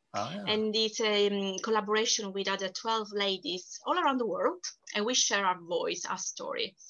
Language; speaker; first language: English; non-native, fluent; Italian